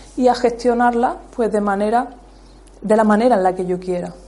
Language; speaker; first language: Spanish; native; Spanish